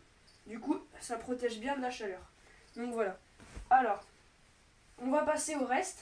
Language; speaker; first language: French; native; French